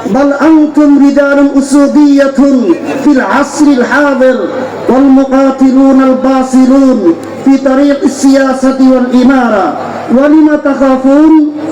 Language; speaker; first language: Arabic; non-native, fluent; Bangla